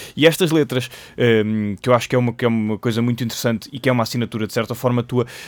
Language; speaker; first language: Portuguese; native; Portuguese